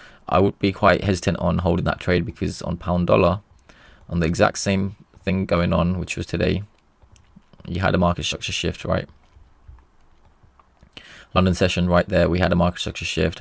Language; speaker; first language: English; native; English